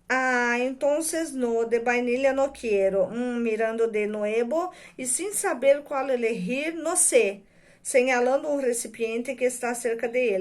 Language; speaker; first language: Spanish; non-native, fluent; Portuguese